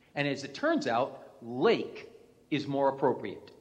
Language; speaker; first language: English; native; English